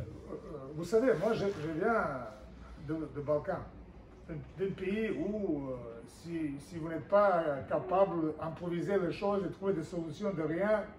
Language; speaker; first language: French; non-native, fluent; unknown